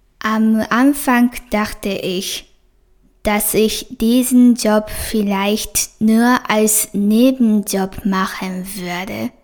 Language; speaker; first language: German; non-native, fluent; Japanese